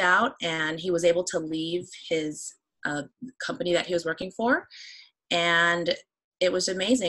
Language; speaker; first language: English; native; English